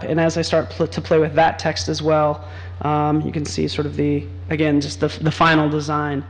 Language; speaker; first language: English; native; English